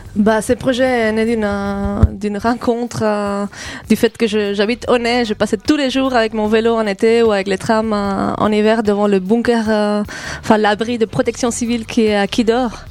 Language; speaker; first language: French; native; French